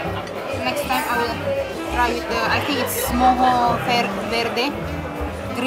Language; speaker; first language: English; non-native, fluent; Indonesian